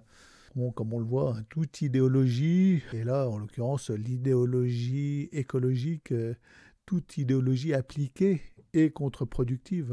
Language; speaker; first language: French; native; French